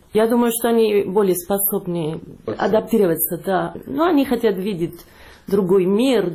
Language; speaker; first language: Russian; non-native, fluent; Catalan